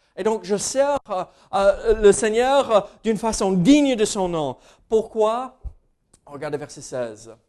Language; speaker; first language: French; non-native, fluent; English